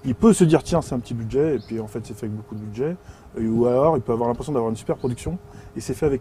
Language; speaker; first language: French; native; French